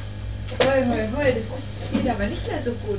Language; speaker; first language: German; native; German